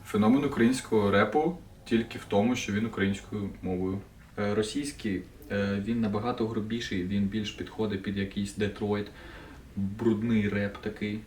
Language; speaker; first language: Ukrainian; non-native, local second language; Russian